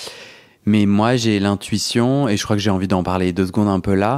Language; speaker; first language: French; native; French